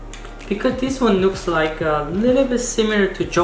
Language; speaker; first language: English; non-native, fluent; Korean